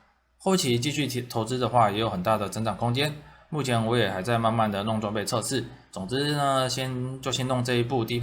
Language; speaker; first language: Chinese; native; Chinese